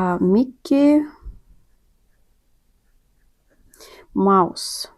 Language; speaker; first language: English; non-native, learner; Russian